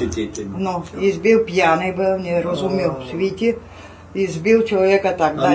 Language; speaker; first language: Russian; non-native, local second language; Ukrainian